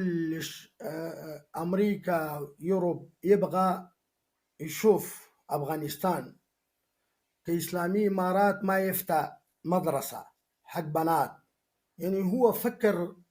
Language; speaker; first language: Arabic; non-native, learner; Pashto